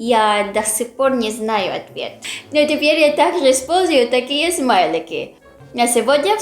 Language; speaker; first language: Russian; non-native, learner; Filipino